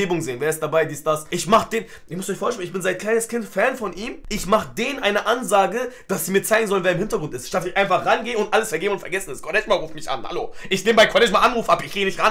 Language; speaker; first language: German; early bilingual, other home language; Turkish